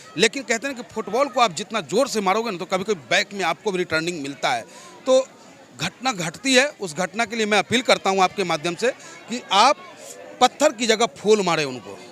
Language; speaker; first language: Hindi; native; Hindi